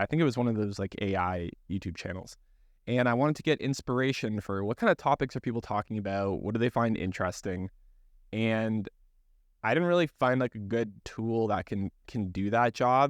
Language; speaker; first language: English; native; English